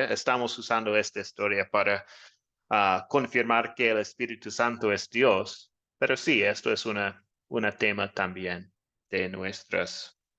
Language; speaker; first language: Spanish; non-native, fluent; English